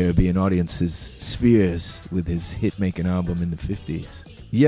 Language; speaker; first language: English; native; English